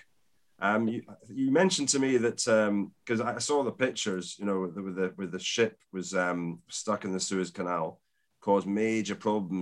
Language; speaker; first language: English; native; English